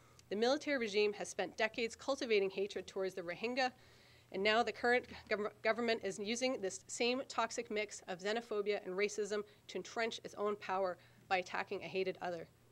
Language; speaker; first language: English; native; English